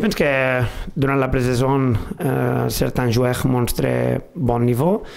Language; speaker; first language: French; non-native, fluent; Spanish